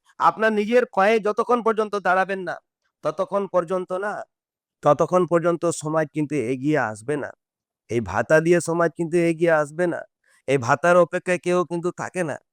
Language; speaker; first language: Bangla; non-native, local second language; Santali